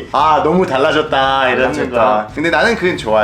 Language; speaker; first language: Korean; non-native, fluent; French